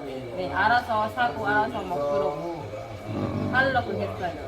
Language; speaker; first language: Korean; non-native, learner; Lao